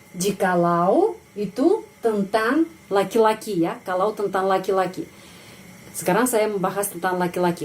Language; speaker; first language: Indonesian; non-native, fluent; Russian